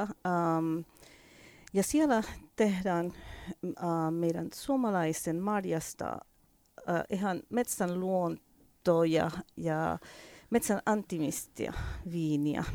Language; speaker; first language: Finnish; non-native, learner; Spanish